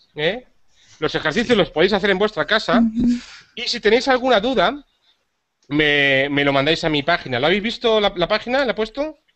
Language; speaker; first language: Spanish; native; Spanish